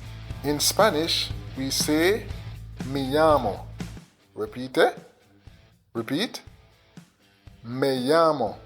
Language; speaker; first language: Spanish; non-native, fluent; English